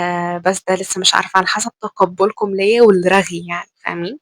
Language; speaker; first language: Arabic; native; Arabic